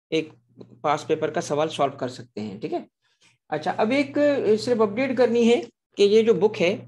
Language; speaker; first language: Urdu; non-native, local second language; Sindhi